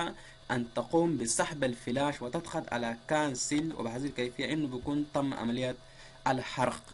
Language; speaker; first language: Arabic; native; Arabic